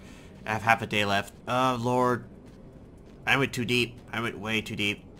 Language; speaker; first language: English; native; English